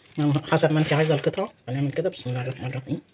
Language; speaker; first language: Arabic; native; Arabic